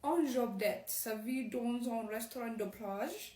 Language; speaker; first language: French; non-native, learner; Amharic